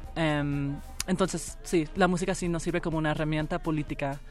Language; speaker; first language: Spanish; early bilingual, heritage; Spanish